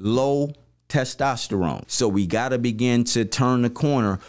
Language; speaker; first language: English; native; English